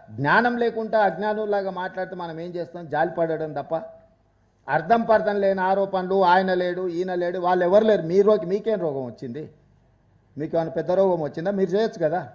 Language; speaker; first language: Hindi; non-native, local second language; Telugu